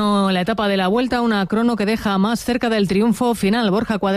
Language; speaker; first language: Spanish; native; Spanish